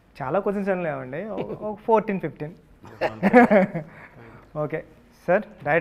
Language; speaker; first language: Telugu; native; Telugu